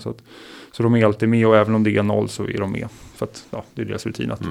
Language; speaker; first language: Swedish; native; Swedish